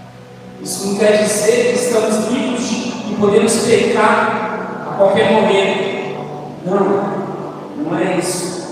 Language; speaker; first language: Portuguese; native; Portuguese